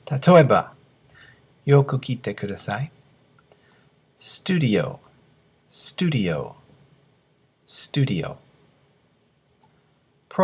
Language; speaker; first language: Japanese; non-native, fluent; English